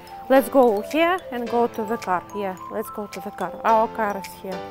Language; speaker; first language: English; non-native, learner; Russian